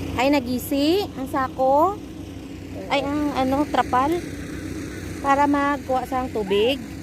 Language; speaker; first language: Filipino; non-native, local second language; Cebuano